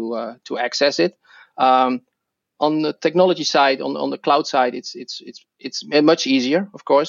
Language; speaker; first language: English; non-native, fluent; Dutch